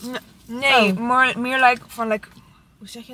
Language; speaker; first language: Dutch; non-native, learner; Italian